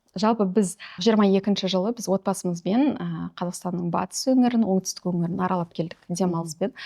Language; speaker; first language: Kazakh; native; Kazakh